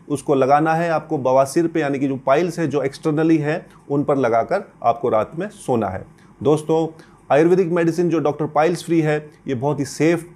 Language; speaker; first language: Hindi; native; Hindi